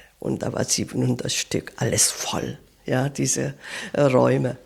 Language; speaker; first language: German; non-native, fluent; Korean